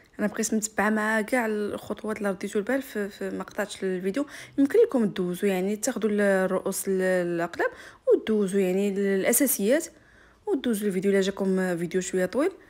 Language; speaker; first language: Arabic; native; Arabic